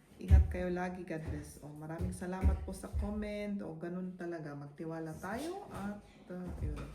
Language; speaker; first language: Filipino; early bilingual, heritage; Filipino